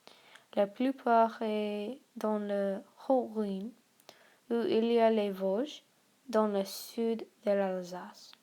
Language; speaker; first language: French; non-native, learner; English